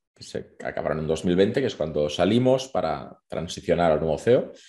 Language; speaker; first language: Spanish; native; Spanish